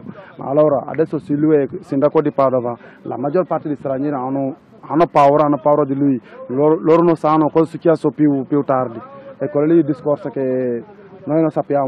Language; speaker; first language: Italian; non-native, local second language; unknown